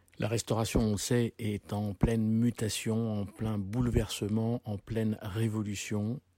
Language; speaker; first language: French; native; French